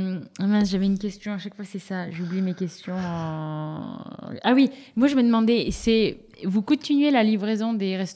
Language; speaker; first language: French; native; French